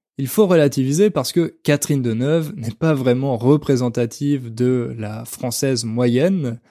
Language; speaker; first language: French; native; French